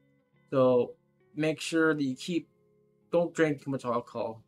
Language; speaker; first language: English; native; English